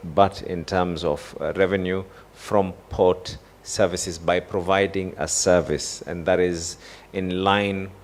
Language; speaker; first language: English; non-native, local second language; Swahili